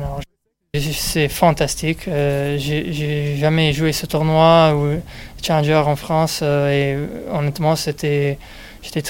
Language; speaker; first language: French; non-native, learner; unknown